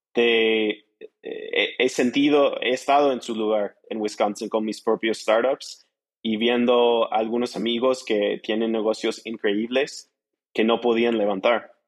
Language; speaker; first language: Spanish; non-native, fluent; English